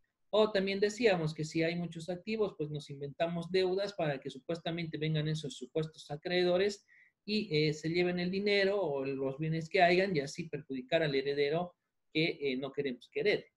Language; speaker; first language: Spanish; native; Spanish